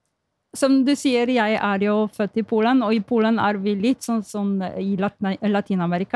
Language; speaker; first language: Norwegian; non-native, fluent; Polish